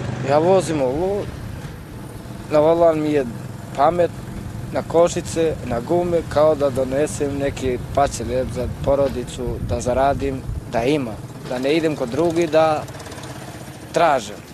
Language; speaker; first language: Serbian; non-native, local second language; Romany